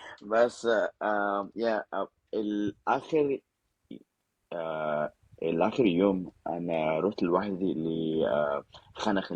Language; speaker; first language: Arabic; non-native, learner; Spanish